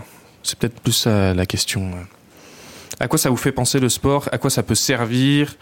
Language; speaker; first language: French; native; French